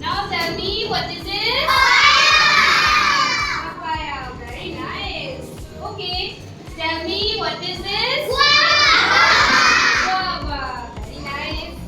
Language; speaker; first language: English; non-native, local second language; Hindi